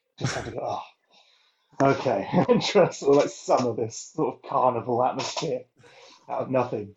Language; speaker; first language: English; native; English